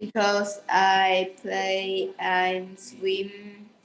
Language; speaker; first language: English; non-native, learner; Vietnamese